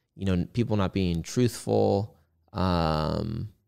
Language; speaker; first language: English; native; English